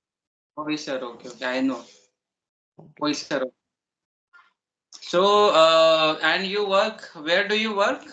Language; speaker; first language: English; non-native, learner; Marathi